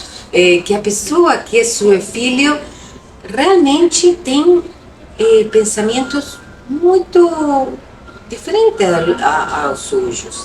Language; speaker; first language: Portuguese; non-native, local second language; Spanish